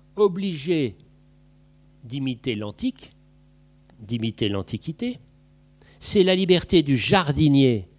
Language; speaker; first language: French; native; French